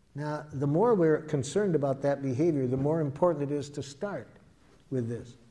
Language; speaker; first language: English; native; English